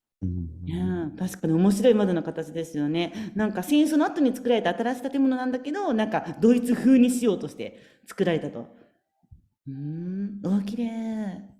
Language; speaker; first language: Japanese; native; Japanese